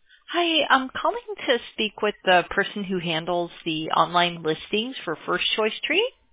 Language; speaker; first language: English; native; English